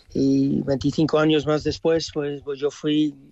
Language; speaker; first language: Spanish; early bilingual, heritage; English